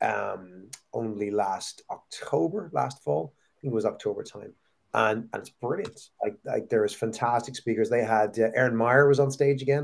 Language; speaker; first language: English; native; English